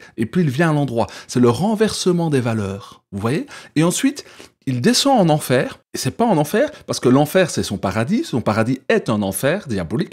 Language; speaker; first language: French; native; French